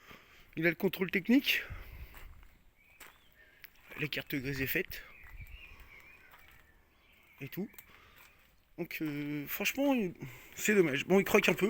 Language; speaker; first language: French; native; French